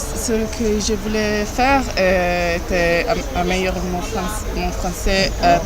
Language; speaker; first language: French; non-native, learner; Italian